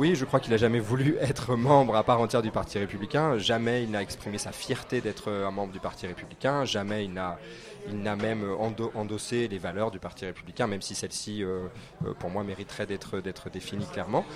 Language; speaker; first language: French; native; French